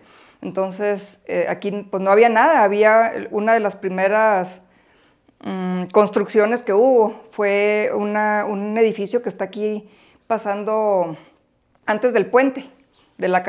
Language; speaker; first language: Spanish; native; Spanish